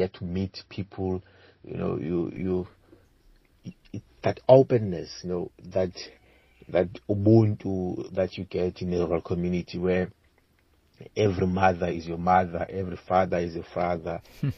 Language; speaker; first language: English; non-native, local second language; Xhosa